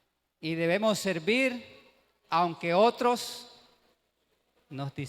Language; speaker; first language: Spanish; native; Spanish